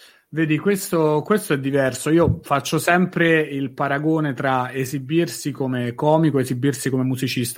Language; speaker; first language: Italian; native; Italian